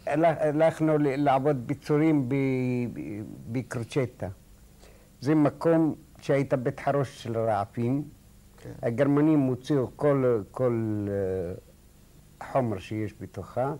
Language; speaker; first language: Hebrew; non-native, fluent; Arabic